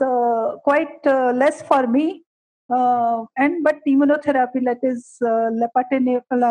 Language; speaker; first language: English; non-native, local second language; Kannada